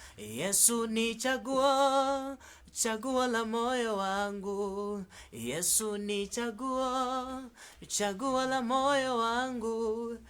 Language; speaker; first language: Swahili; non-native, local second language; Kikuyu